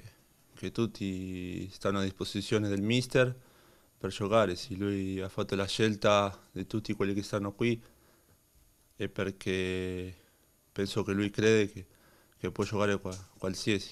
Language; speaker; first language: Italian; non-native, learner; Spanish